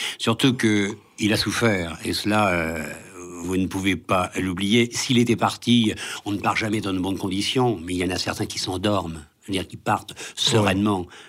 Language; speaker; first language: French; native; French